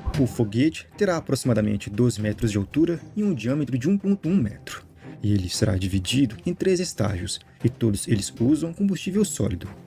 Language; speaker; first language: Portuguese; native; Portuguese